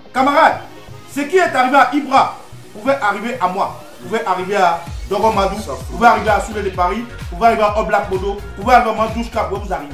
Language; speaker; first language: French; native; French